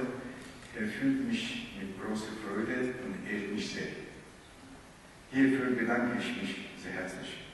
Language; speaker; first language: German; non-native, fluent; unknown